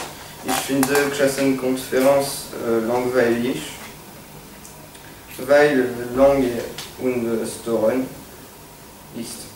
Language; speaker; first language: German; non-native, learner; French